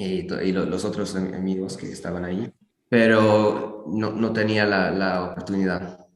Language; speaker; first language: Spanish; non-native, learner; English